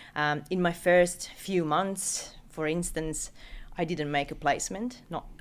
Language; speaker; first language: English; non-native, fluent; Italian